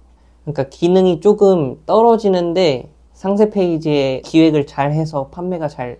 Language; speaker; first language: Korean; native; Korean